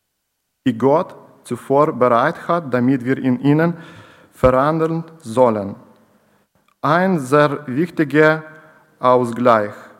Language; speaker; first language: German; non-native, learner; Ukrainian